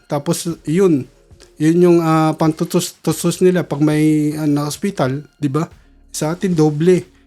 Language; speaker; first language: Filipino; early bilingual, heritage; Filipino